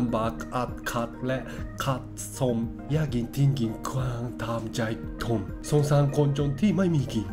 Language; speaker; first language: Thai; non-native, learner; Japanese